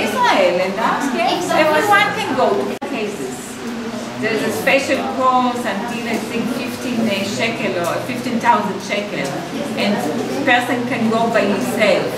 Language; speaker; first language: English; non-native, fluent; Hebrew